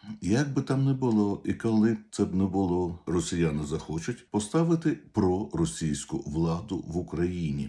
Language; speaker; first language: Ukrainian; non-native, local second language; Russian